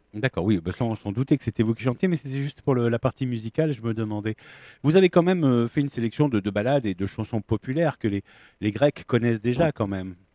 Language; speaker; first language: French; native; French